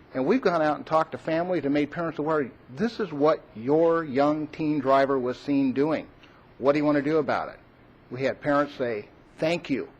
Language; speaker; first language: English; native; English